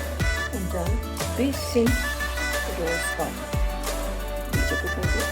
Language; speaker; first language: German; non-native, learner; Hindi